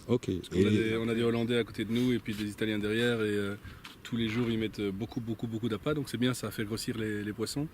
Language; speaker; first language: French; native; French